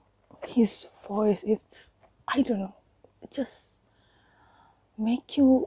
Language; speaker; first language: English; non-native, learner; Indonesian